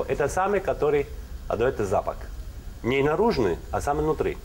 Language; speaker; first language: Russian; non-native, learner; Italian